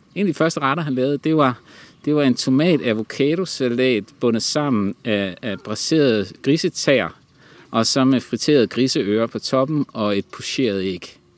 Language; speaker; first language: Danish; native; Danish